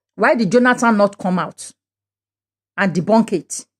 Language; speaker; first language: English; non-native, local second language; Yoruba